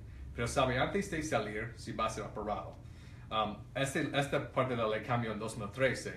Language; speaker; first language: Spanish; non-native, fluent; English